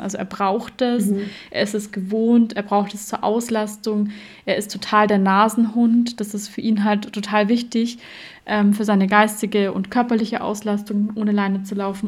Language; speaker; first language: German; native; German